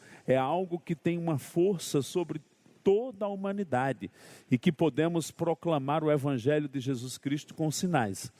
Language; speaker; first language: Portuguese; native; Portuguese